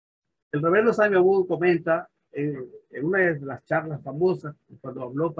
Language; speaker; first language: Spanish; native; Spanish